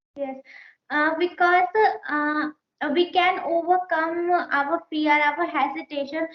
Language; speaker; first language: English; non-native, learner; Hindi